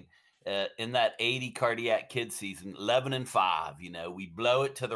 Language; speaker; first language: English; native; English